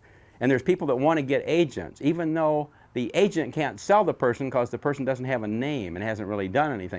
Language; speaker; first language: English; native; English